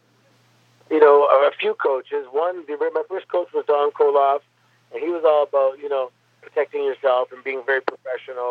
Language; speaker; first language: English; native; English